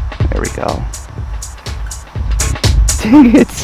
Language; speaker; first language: English; native; English